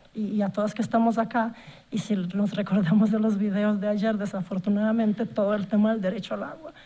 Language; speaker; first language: Spanish; non-native, fluent; Portuguese